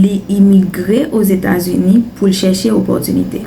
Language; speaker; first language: French; non-native, learner; Haitian Creole